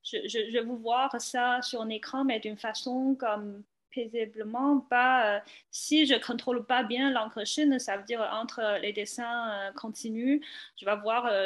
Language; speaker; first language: French; non-native, fluent; Chinese